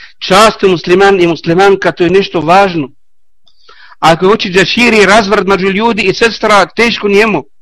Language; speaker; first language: Bosnian; non-native, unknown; Arabic